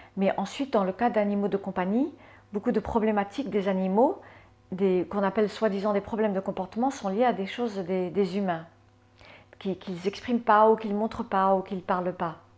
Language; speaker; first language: French; early bilingual, other home language; English